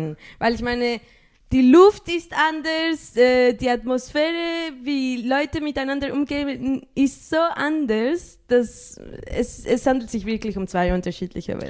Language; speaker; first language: German; early bilingual, other home language; Spanish